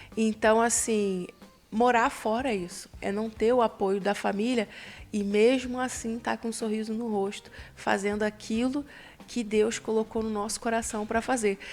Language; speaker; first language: Portuguese; native; Portuguese